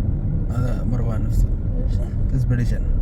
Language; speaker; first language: Arabic; non-native, learner; Malayalam